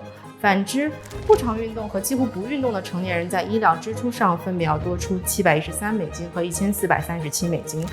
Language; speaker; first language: Chinese; native; Chinese